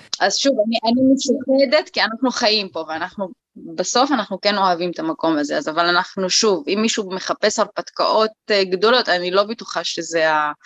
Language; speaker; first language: Hebrew; non-native, local second language; Arabic